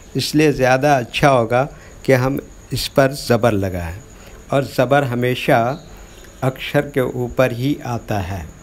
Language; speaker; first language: Hindi; native; Hindi